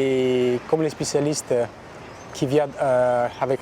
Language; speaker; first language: French; non-native, learner; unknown